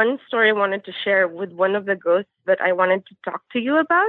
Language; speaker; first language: English; non-native, local second language; Filipino